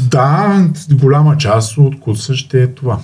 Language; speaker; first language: Bulgarian; native; Bulgarian